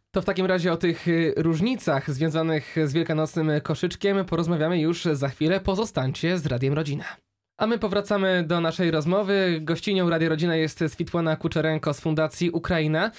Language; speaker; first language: Polish; native; Polish